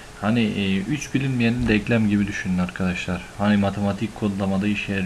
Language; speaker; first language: Turkish; native; Turkish